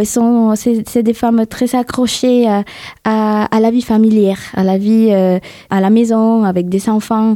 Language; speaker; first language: French; non-native, fluent; Spanish